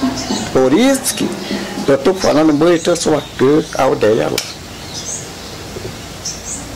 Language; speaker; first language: Portuguese; non-native, local second language; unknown